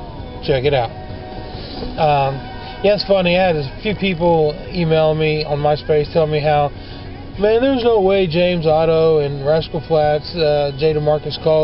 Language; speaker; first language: English; native; English